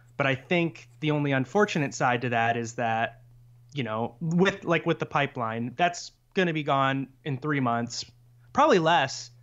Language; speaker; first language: English; native; English